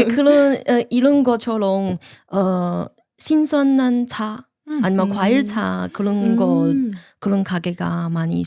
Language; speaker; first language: Korean; non-native, learner; Chinese